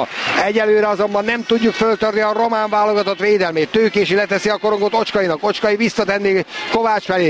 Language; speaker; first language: Hungarian; native; Hungarian